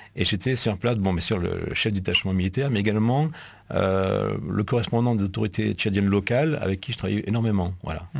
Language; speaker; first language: French; native; French